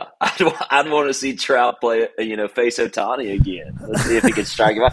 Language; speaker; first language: English; native; English